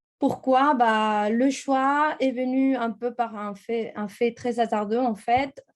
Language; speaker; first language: French; non-native, fluent; Spanish